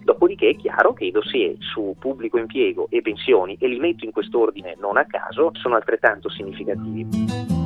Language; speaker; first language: Italian; native; Italian